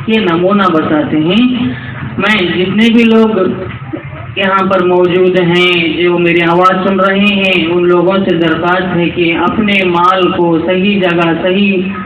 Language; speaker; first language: Urdu; native; Urdu